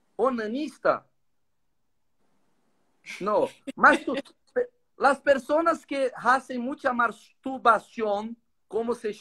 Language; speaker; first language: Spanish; non-native, learner; Portuguese